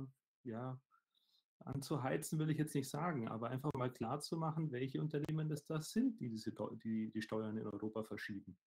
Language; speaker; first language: German; native; German